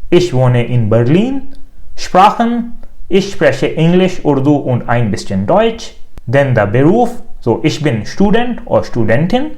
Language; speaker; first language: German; non-native, learner; Urdu